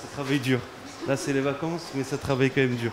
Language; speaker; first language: French; native; French